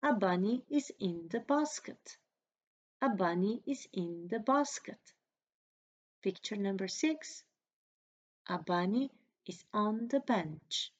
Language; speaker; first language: English; non-native, fluent; Slovenian